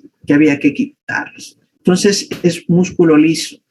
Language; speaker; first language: Spanish; native; Spanish